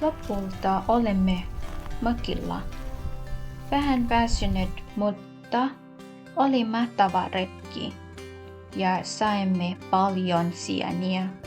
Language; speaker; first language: Finnish; non-native, learner; Thai